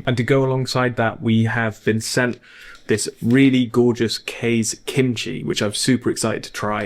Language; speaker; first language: English; native; English